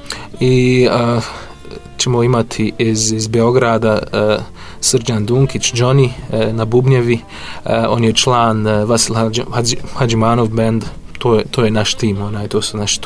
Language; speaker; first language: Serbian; non-native, fluent; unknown